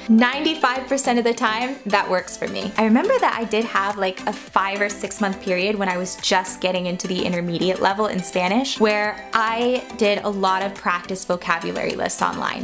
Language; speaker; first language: English; native; English